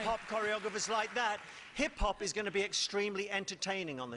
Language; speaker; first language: English; native; English